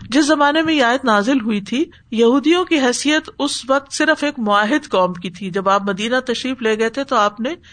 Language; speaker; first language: Urdu; native; Urdu